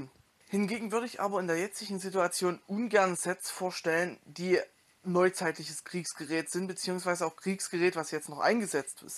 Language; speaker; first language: German; native; German